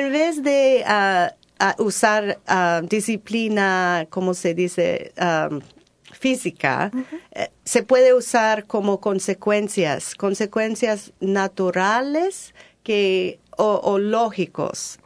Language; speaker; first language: Spanish; non-native, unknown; English